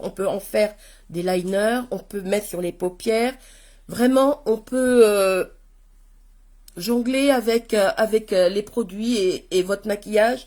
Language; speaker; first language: French; native; French